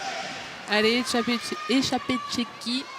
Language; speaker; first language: French; native; French